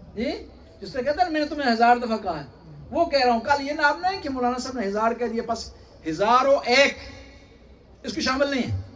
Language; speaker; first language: Urdu; non-native, local second language; Punjabi